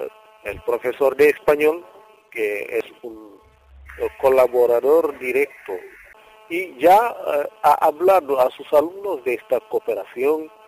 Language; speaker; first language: Spanish; non-native, fluent; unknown